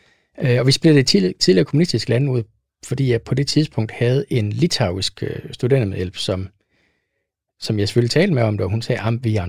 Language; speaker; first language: Danish; native; Danish